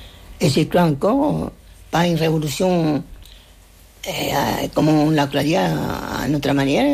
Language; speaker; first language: French; non-native, fluent; Spanish